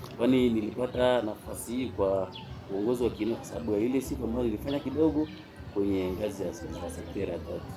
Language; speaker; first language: Swahili; native; Swahili